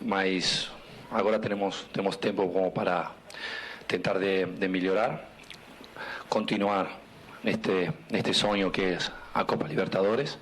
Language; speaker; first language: Portuguese; non-native, fluent; Spanish